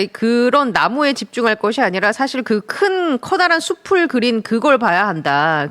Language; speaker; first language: Korean; native; Korean